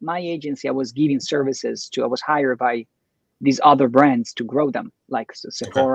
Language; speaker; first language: English; non-native, fluent; Italian